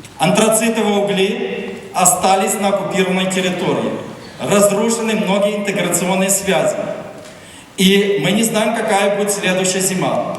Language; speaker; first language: Russian; non-native, local second language; Ukrainian